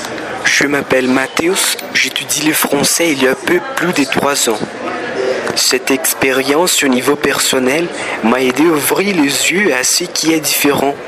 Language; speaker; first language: French; non-native, learner; Portuguese